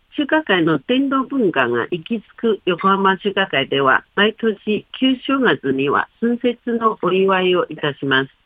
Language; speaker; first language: Japanese; non-native, fluent; Chinese